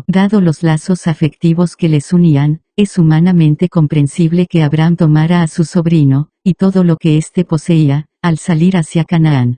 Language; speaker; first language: Spanish; native; Spanish